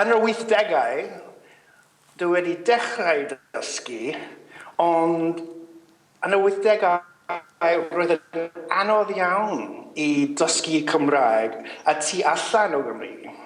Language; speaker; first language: Welsh; non-native, learner; English